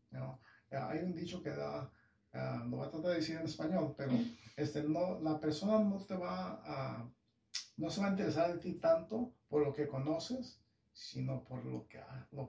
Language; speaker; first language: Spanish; early bilingual, heritage; English